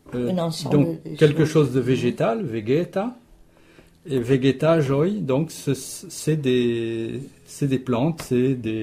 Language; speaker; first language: French; native; French